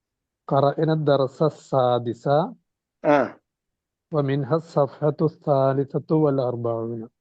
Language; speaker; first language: Arabic; non-native, learner; Malayalam